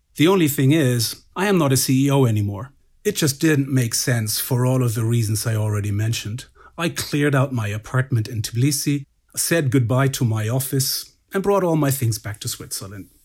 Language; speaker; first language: English; non-native, fluent; German